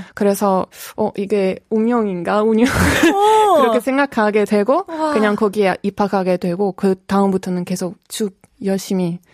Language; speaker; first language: Korean; non-native, fluent; Italian